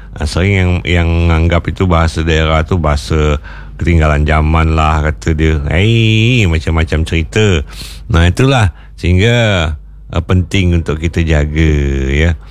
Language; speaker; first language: Indonesian; native; Indonesian